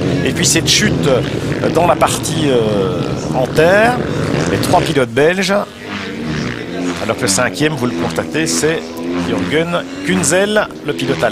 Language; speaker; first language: French; native; French